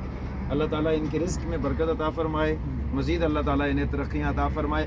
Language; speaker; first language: Urdu; native; Urdu